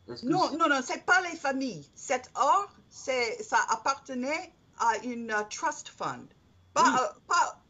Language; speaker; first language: French; non-native, learner; English